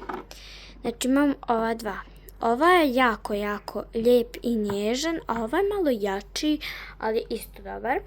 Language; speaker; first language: Bosnian; early bilingual, heritage; Bosnian